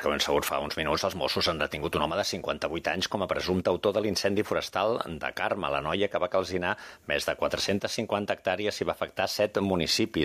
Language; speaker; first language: Catalan; native; Catalan